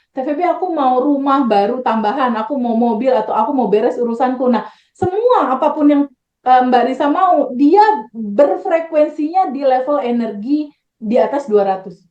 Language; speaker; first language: Indonesian; native; Indonesian